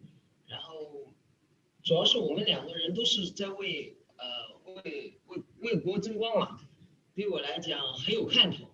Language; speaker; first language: Chinese; native; Chinese